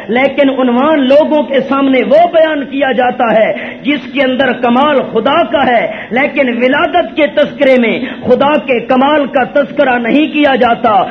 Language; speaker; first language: Urdu; non-native, local second language; Punjabi